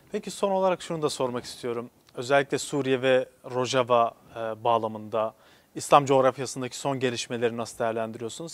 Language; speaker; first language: Turkish; non-native, local second language; Kurdish